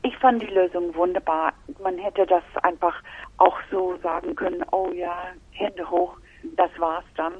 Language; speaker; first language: German; non-native, fluent; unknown